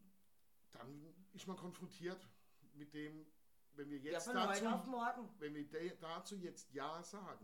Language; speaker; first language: German; native; German